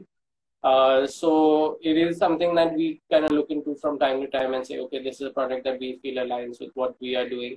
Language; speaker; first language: English; non-native, local second language; Hindi